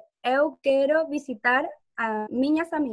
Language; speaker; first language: Portuguese; non-native, learner; Spanish